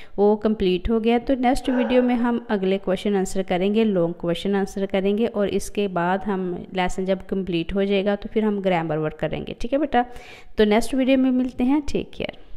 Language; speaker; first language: Hindi; non-native, local second language; Punjabi